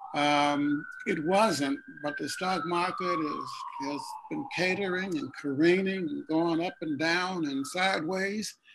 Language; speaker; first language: English; native; English